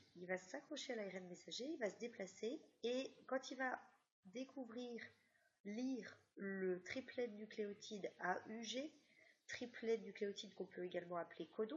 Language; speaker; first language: French; native; French